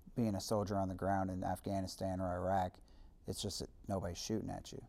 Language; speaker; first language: English; native; English